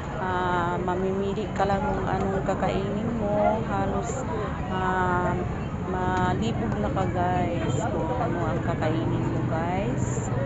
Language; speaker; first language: Filipino; non-native, local second language; Cebuano